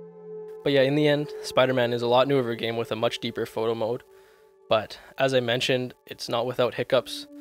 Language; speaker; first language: English; native; English